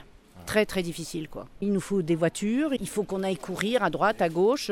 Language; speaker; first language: French; native; French